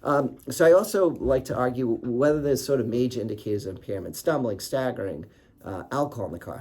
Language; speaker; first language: English; native; English